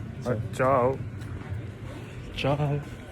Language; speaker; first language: French; native; French